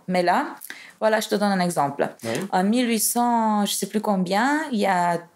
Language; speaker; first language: French; non-native, fluent; Romanian